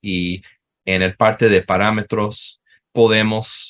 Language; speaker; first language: Spanish; non-native, fluent; English